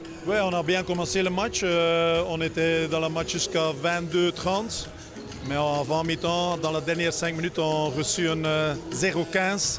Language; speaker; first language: French; non-native, fluent; Dutch